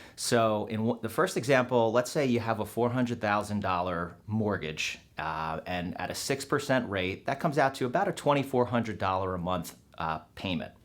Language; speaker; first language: English; native; English